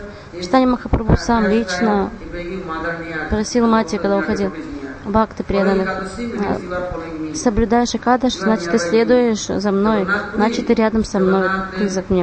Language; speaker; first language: Russian; non-native, fluent; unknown